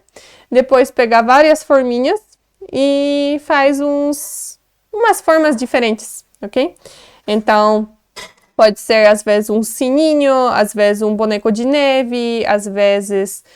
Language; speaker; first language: Portuguese; non-native, fluent; Polish